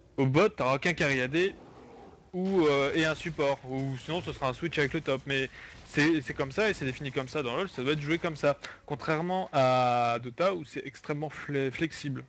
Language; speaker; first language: French; native; French